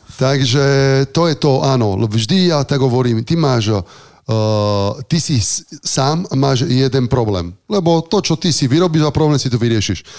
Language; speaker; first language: Slovak; non-native, fluent; Italian